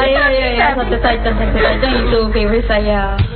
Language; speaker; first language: Indonesian; non-native, fluent; Korean